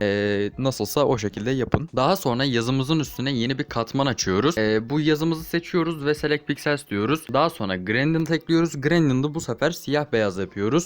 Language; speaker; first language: Turkish; native; Turkish